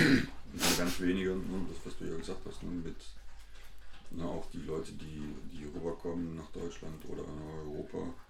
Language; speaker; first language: German; native; German